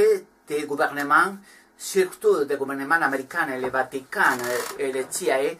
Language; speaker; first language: French; non-native, learner; Spanish